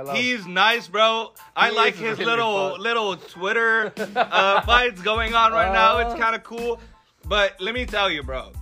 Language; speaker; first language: English; early bilingual, other home language; Arabic